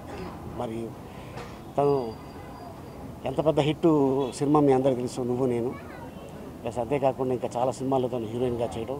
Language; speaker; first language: Telugu; native; Telugu